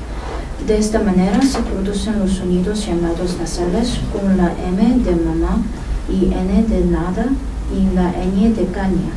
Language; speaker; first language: Spanish; non-native, learner; Korean